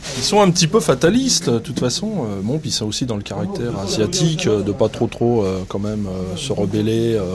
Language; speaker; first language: French; native; French